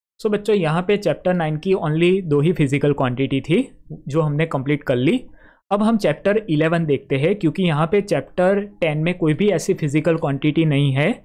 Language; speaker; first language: Hindi; non-native, local second language; Gujarati